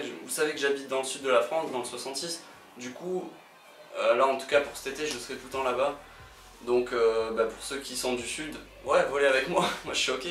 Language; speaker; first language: French; native; French